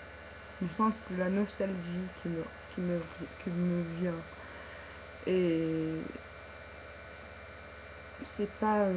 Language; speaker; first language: French; non-native, learner; English